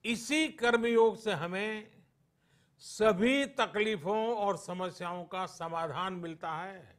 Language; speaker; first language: Hindi; non-native, local second language; Gujarati